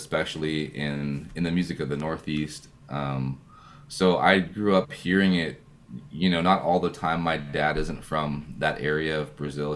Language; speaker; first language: English; native; English